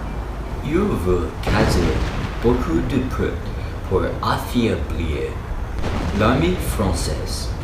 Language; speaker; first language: French; non-native, learner; English